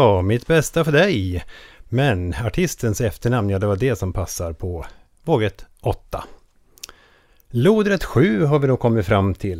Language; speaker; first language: Swedish; native; Swedish